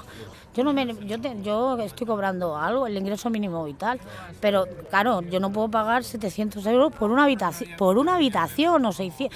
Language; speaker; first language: Spanish; native; Spanish